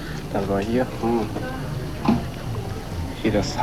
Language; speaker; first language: German; early bilingual, other home language; Korean